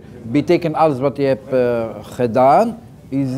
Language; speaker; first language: Dutch; non-native, learner; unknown